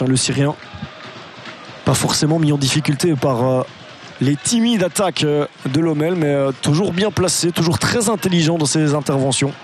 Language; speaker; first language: French; native; French